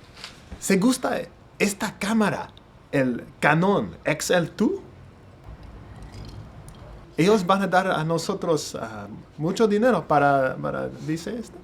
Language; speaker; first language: Spanish; non-native, learner; English